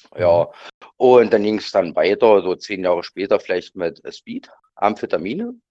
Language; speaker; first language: German; native; German